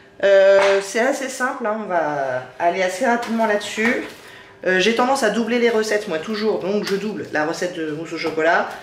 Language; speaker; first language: French; native; French